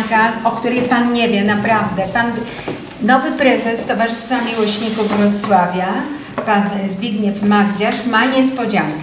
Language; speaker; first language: Polish; native; Polish